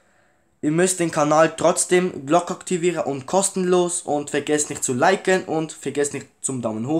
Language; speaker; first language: German; early bilingual, other home language; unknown